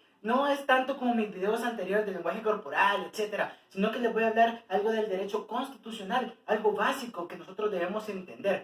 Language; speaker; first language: Spanish; native; Spanish